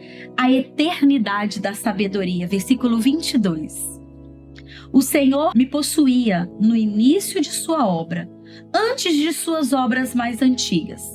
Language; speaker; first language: Portuguese; native; Portuguese